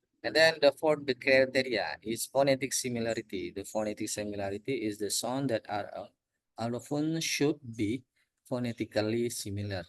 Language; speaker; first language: English; non-native, learner; Indonesian